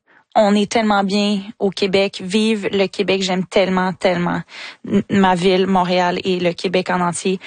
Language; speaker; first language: French; native; French